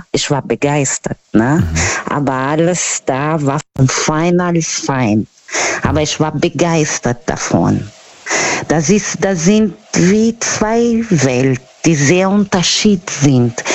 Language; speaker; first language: German; non-native, learner; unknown